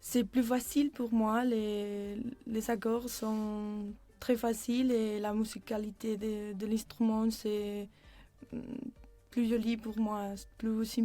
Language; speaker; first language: French; non-native, learner; Spanish